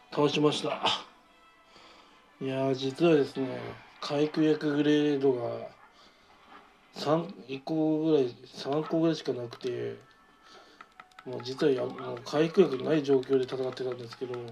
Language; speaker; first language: Japanese; native; Japanese